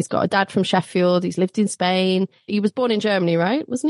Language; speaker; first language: English; native; English